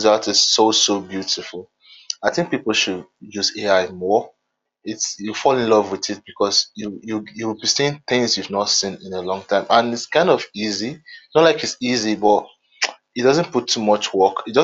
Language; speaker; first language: English; non-native, local second language; Yoruba